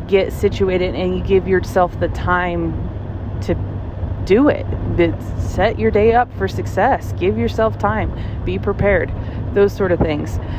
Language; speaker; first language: English; native; English